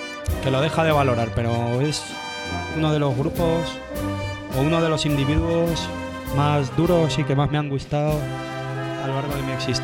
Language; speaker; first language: Spanish; native; Spanish